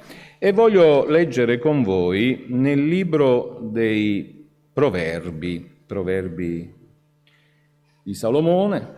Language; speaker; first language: Italian; native; Italian